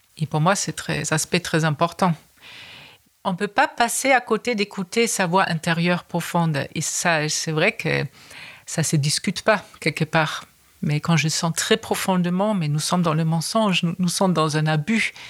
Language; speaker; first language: French; non-native, fluent; German